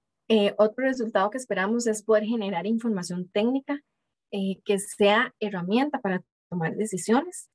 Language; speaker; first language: Spanish; native; Spanish